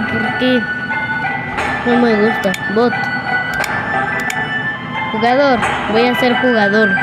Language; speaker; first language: Spanish; native; Spanish